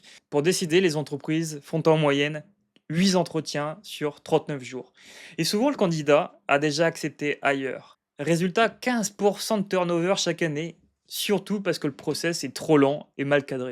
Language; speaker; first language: French; native; French